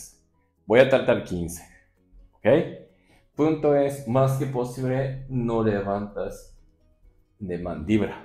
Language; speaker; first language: Spanish; non-native, learner; Japanese